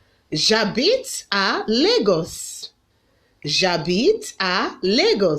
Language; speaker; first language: French; non-native, fluent; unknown